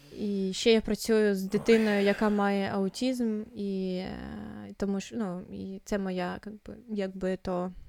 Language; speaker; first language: Ukrainian; non-native, local second language; Russian